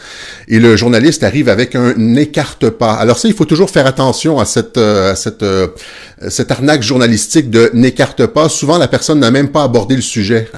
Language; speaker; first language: French; native; French